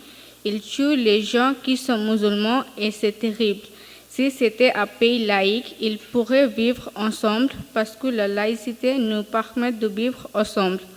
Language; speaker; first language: French; non-native, learner; Bangla